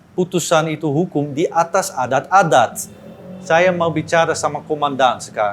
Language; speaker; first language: Indonesian; early bilingual, heritage; Dutch